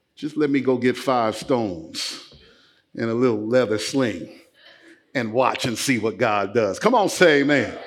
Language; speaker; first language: English; native; English